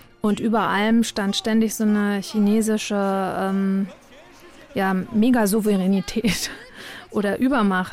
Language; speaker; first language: German; native; German